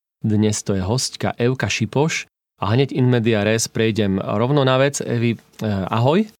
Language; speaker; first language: Slovak; native; Slovak